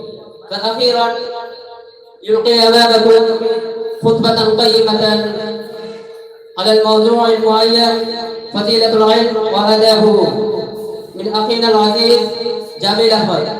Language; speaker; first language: Arabic; non-native, learner; Bangla